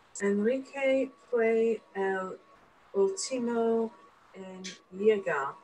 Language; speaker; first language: Spanish; non-native, learner; English